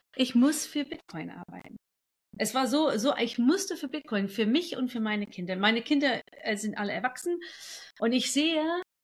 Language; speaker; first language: German; non-native, fluent; English